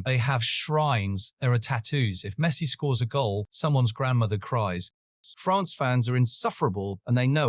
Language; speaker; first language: English; native; English